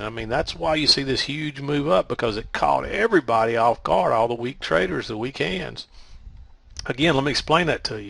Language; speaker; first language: English; native; English